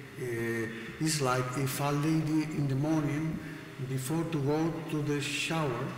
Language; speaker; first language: English; non-native, learner; Spanish